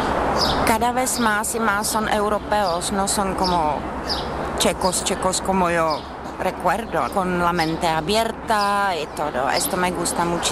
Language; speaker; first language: Spanish; non-native, learner; Czech